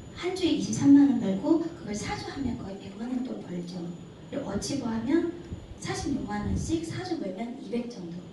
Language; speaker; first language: Korean; early bilingual, heritage; Korean